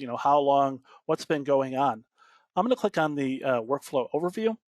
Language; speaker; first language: English; native; English